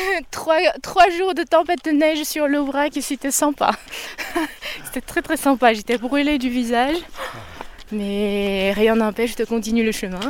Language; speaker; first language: French; non-native, fluent; Chinese